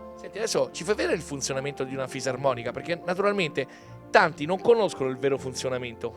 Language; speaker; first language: Italian; native; Italian